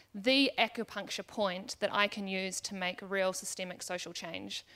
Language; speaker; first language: English; native; English